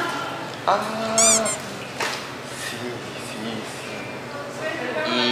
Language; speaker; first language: Spanish; non-native, learner; Japanese